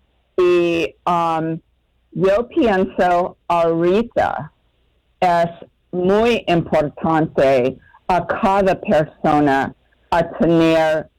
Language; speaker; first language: Spanish; non-native, fluent; English